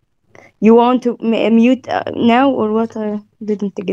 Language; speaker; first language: English; non-native, fluent; Arabic